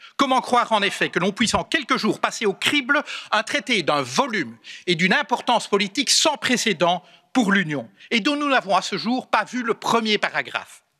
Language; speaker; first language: French; native; French